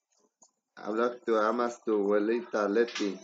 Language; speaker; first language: Spanish; early bilingual, heritage; English